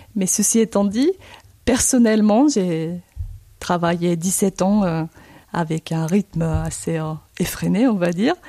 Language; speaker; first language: French; non-native, fluent; Japanese